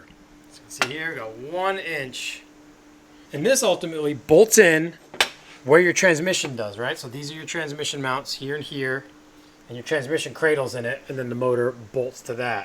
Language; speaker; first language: English; native; English